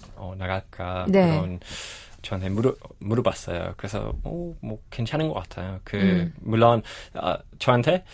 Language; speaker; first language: Korean; non-native, learner; English